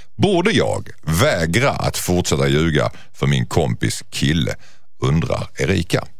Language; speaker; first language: Swedish; native; Swedish